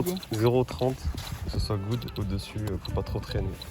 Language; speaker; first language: French; native; French